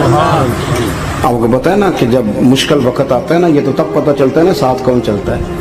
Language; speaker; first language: Urdu; non-native, local second language; Punjabi